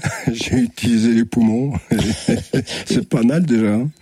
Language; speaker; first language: French; native; French